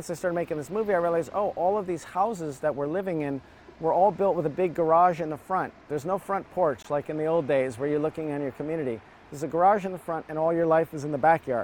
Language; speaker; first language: English; early bilingual, other home language; Serbian